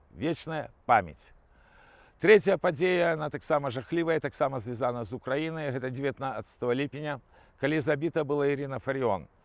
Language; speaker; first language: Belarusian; non-native, local second language; Russian